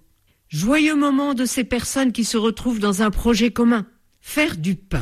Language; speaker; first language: French; native; French